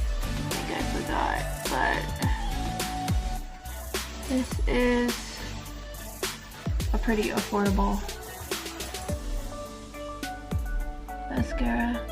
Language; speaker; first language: English; native; English